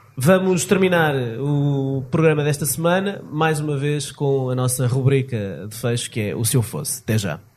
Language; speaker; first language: Portuguese; native; Portuguese